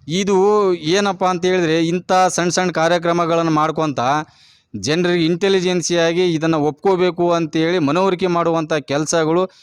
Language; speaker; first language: Kannada; non-native, local second language; Lambadi